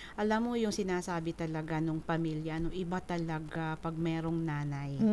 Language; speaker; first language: Filipino; non-native, local second language; Bikol